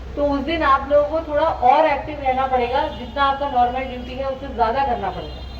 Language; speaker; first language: Hindi; non-native, local second language; Telugu